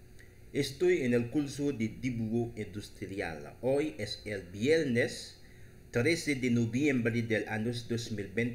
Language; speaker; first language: Spanish; non-native, learner; Haitian Creole